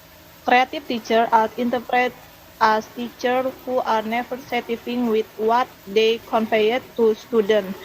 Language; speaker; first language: English; non-native, learner; Indonesian